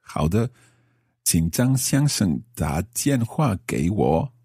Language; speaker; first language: Chinese; non-native, learner; English